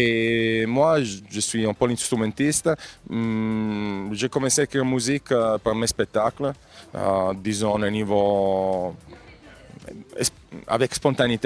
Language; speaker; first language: French; non-native, fluent; Italian